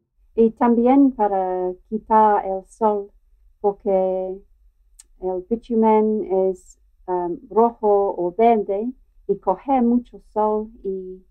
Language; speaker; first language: Spanish; non-native, learner; English